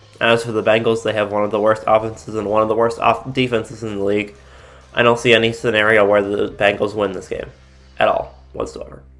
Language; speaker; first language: English; native; English